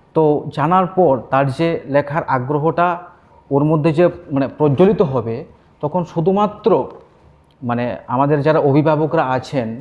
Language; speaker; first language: Bangla; native; Bangla